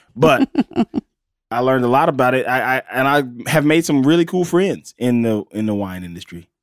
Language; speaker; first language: English; native; English